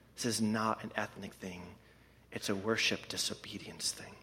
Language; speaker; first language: English; native; English